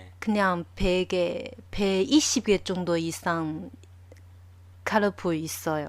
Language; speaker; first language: Korean; non-native, learner; Chinese